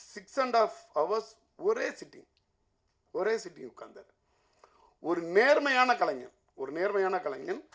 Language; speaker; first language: Tamil; native; Tamil